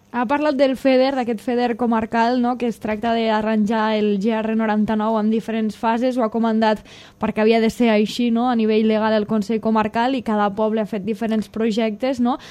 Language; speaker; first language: Catalan; native; Catalan